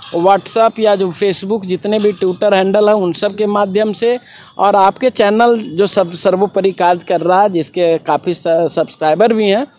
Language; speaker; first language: Hindi; native; Hindi